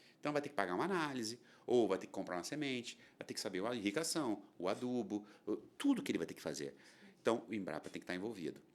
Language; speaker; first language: Portuguese; native; Portuguese